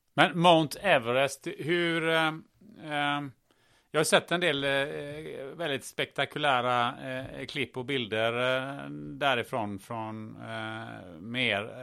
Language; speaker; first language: Swedish; early bilingual, other home language; German